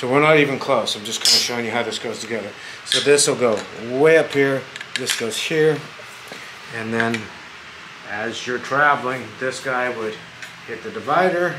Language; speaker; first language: English; native; English